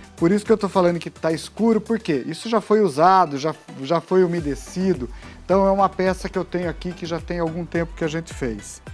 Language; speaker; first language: Portuguese; native; Portuguese